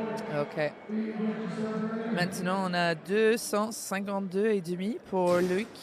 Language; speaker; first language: French; non-native, learner; English